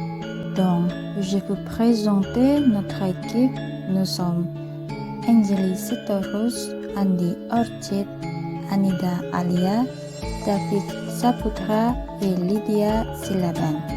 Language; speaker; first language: French; non-native, learner; Indonesian